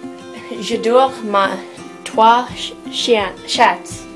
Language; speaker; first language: French; non-native, learner; English